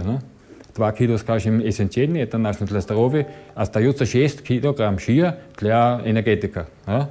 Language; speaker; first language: Russian; non-native, learner; German